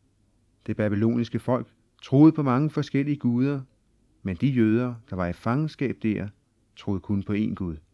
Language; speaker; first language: Danish; native; Danish